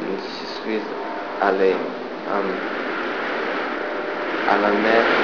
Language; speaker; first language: French; non-native, learner; English